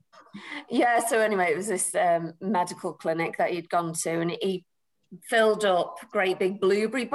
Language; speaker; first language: English; native; English